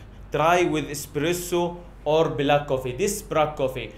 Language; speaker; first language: English; non-native, learner; Arabic